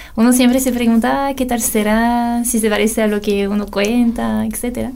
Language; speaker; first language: Spanish; non-native, fluent; French